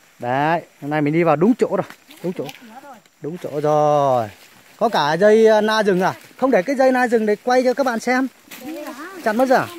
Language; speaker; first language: Vietnamese; non-native, local second language; Muong